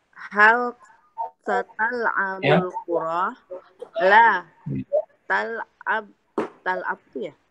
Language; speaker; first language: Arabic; non-native, learner; Indonesian